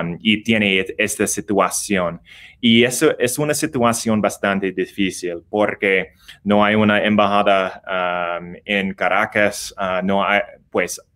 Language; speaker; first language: Spanish; non-native, learner; English